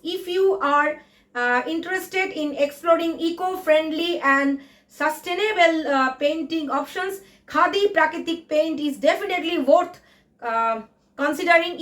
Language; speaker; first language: English; non-native, local second language; Bangla